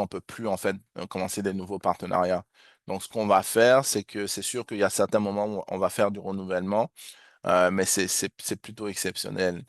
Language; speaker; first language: French; native; French